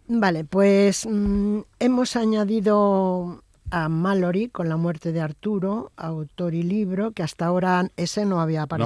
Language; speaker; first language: Spanish; native; Spanish